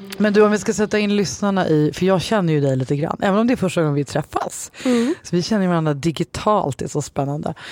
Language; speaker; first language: Swedish; native; Swedish